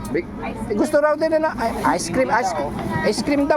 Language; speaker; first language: Filipino; native; Filipino